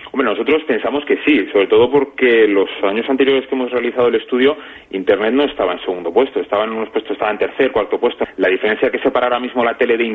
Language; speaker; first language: Spanish; native; Spanish